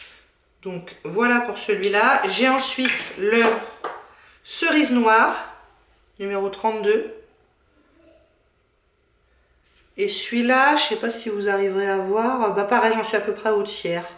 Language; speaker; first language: French; native; French